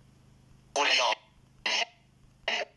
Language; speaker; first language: French; non-native, fluent; English